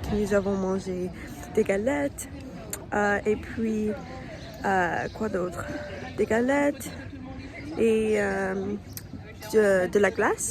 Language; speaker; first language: French; non-native, learner; English